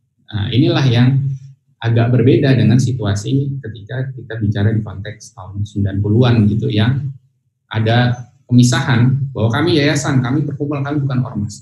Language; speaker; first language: Indonesian; native; Indonesian